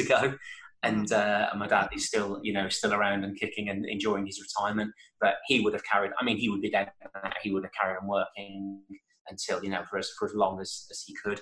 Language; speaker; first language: English; native; English